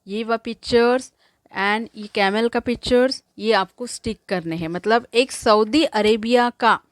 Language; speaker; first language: Hindi; non-native, local second language; Marathi